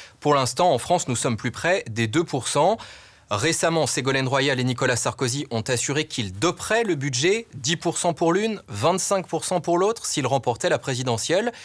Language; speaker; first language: French; native; French